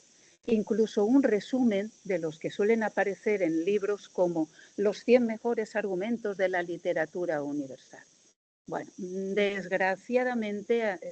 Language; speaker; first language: Spanish; native; Spanish